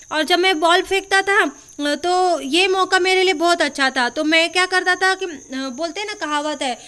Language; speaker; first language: Hindi; non-native, local second language; Marathi